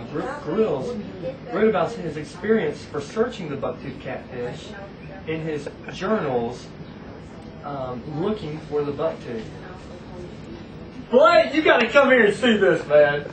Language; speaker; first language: English; native; English